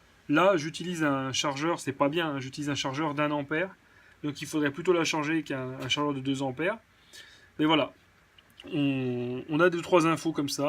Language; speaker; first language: French; native; French